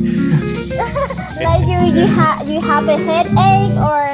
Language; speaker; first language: English; non-native, fluent; Thai